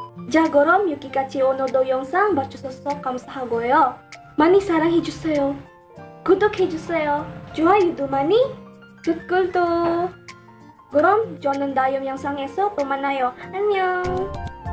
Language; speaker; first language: Korean; non-native, learner; Cebuano